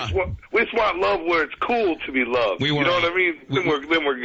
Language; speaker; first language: English; native; English